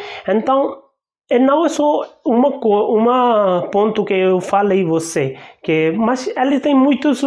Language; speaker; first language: Portuguese; non-native, learner; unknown